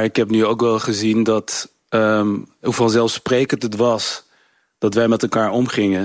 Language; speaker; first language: Dutch; early bilingual, other home language; Turkish